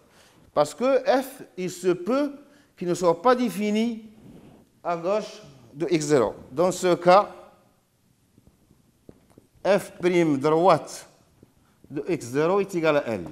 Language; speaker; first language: French; non-native, local second language; Arabic